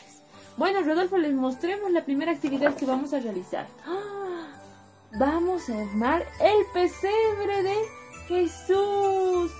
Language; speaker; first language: Spanish; native; Spanish